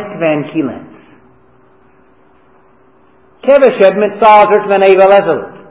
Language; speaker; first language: Hungarian; non-native, learner; English